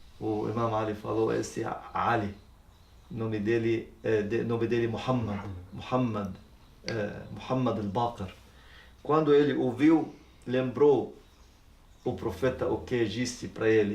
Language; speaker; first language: Portuguese; non-native, learner; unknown